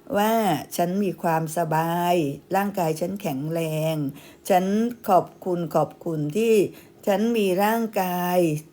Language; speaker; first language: Thai; native; Thai